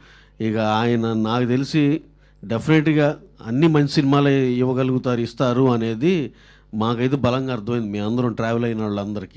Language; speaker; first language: Telugu; native; Telugu